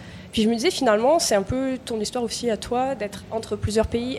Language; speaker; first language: French; native; French